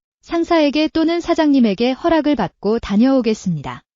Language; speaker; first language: Korean; non-native, learner; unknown